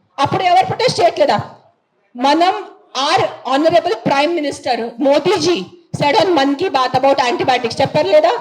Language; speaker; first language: Telugu; non-native, fluent; Marathi